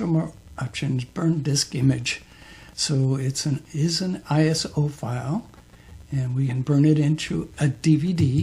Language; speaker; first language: English; native; English